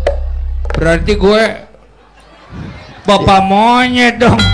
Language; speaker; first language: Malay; non-native, local second language; Sundanese